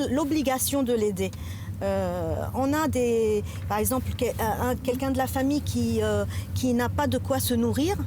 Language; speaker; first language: French; non-native, local second language; Arabic